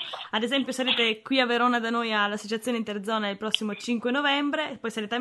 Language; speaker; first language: Italian; native; Italian